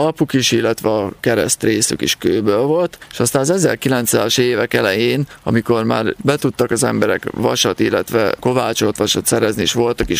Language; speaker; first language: Hungarian; native; Hungarian